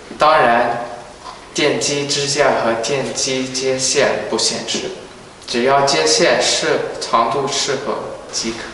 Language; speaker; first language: Chinese; early bilingual, heritage; Chinese